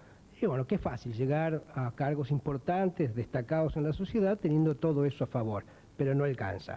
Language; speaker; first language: Spanish; native; Spanish